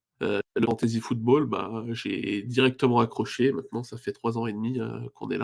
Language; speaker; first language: French; native; French